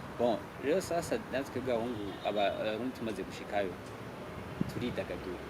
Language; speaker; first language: Rundi; early bilingual, heritage; Rundi